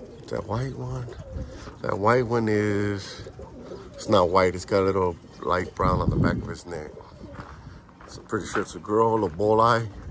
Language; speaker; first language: English; early bilingual, other home language; Spanish